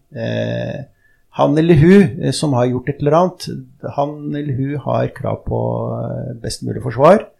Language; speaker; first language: Norwegian; early bilingual, other home language; Arabic